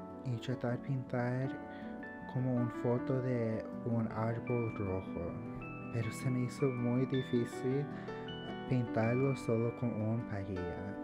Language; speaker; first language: Spanish; early bilingual, heritage; English